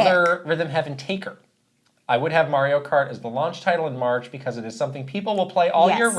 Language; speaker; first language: English; native; English